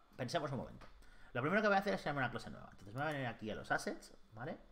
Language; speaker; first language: Spanish; native; Spanish